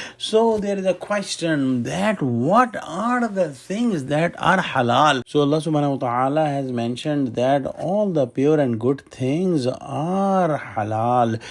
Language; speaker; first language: English; non-native, local second language; Urdu